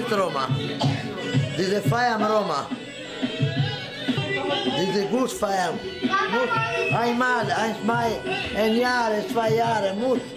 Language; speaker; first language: German; non-native, learner; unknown